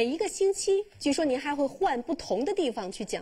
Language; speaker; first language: Chinese; native; Chinese